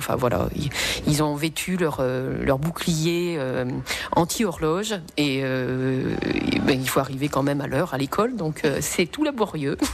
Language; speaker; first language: French; native; French